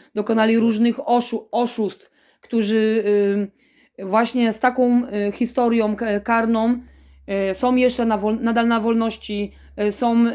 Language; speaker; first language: Polish; native; Polish